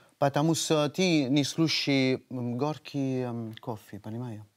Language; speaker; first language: Russian; non-native, learner; Italian